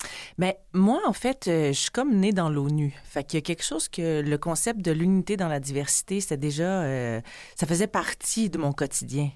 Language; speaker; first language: French; native; French